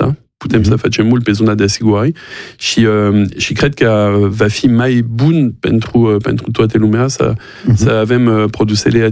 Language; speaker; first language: Romanian; non-native, learner; French